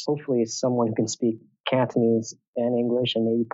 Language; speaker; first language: English; native; English